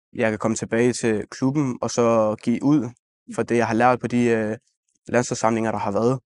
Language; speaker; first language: Danish; native; Danish